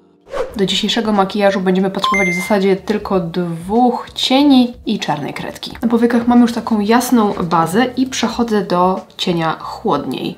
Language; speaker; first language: Polish; native; Polish